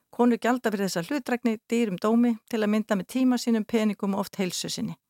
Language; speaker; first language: Icelandic; native; Icelandic